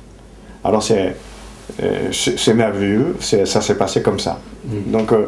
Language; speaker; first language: French; non-native, fluent; Japanese